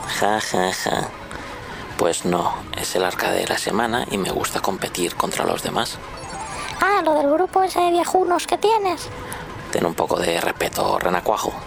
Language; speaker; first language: Spanish; native; Spanish